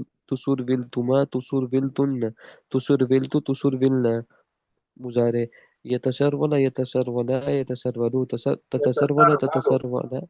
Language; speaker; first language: Arabic; non-native, learner; Urdu